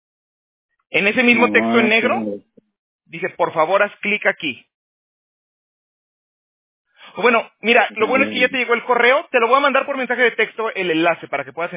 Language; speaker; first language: Spanish; native; Spanish